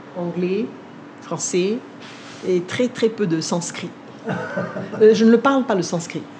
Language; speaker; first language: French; non-native, local second language; Vietnamese